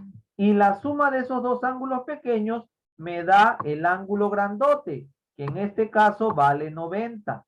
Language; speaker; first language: Spanish; native; Spanish